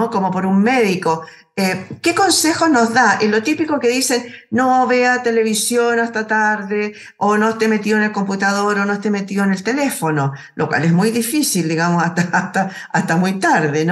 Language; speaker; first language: Spanish; native; Spanish